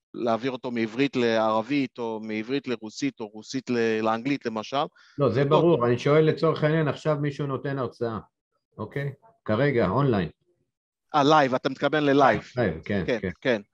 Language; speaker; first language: Hebrew; non-native, fluent; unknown